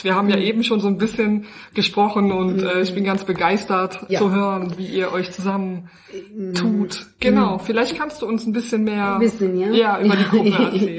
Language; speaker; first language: German; native; German